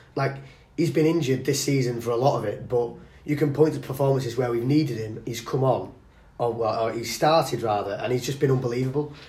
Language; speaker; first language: English; native; English